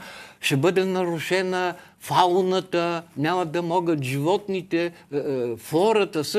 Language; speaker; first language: Bulgarian; native; Bulgarian